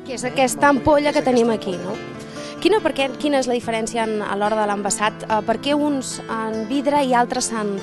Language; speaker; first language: Catalan; native; Catalan